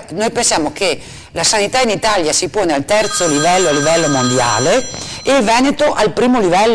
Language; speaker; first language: Italian; native; Italian